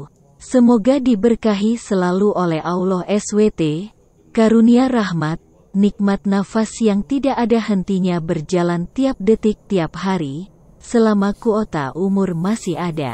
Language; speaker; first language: Indonesian; native; Indonesian